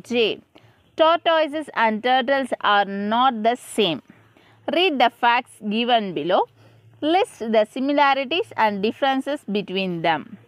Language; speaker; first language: English; non-native, local second language; Tamil